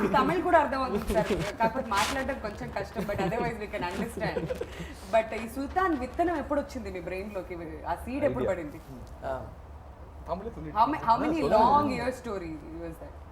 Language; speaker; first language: Telugu; native; Telugu